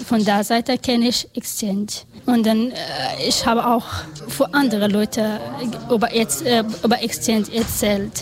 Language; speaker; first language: German; non-native, learner; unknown